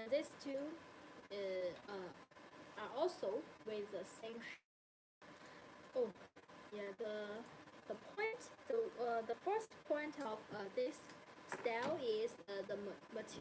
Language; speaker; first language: English; non-native, learner; Chinese